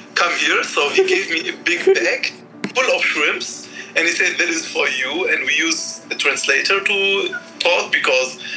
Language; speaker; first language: English; non-native, fluent; Arabic